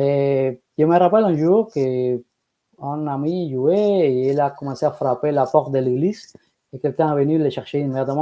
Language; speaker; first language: French; non-native, fluent; Spanish